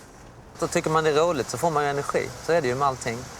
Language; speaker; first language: Swedish; native; Swedish